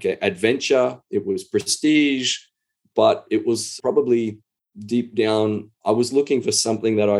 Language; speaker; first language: English; native; English